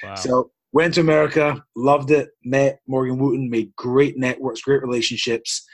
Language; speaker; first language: English; native; English